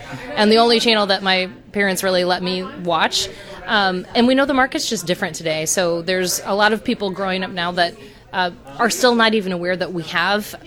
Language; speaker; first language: English; native; English